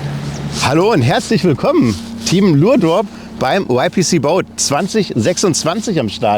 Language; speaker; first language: German; native; German